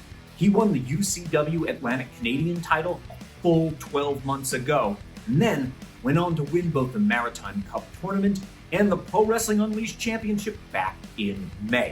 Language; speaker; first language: English; native; English